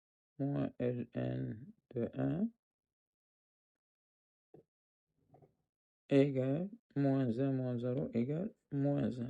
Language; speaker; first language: French; non-native, local second language; Arabic